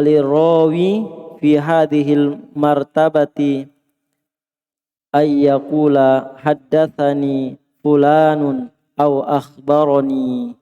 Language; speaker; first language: Arabic; non-native, learner; Indonesian